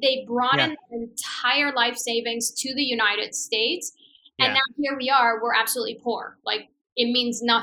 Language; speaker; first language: English; non-native, fluent; Persian